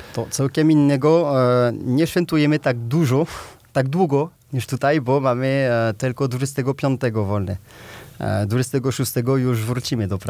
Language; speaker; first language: Polish; non-native, learner; French